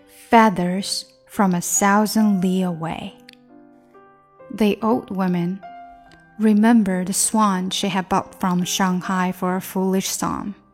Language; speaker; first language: English; non-native, fluent; Chinese